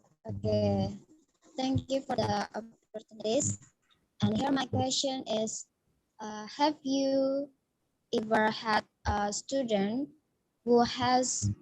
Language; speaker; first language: English; non-native, learner; Indonesian